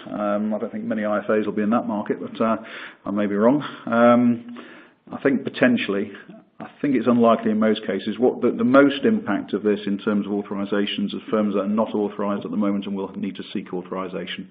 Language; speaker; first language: English; native; English